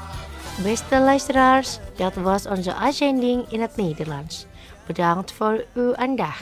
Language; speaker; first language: Dutch; non-native, fluent; Indonesian